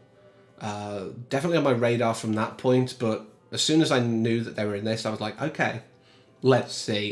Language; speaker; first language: English; native; English